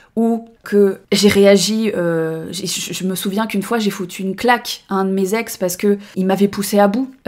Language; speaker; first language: French; native; French